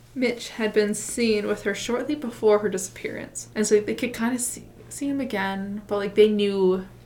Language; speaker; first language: English; native; English